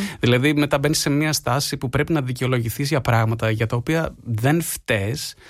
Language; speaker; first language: Greek; early bilingual, heritage; Greek